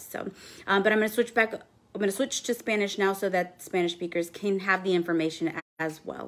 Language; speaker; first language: English; early bilingual, other home language; Spanish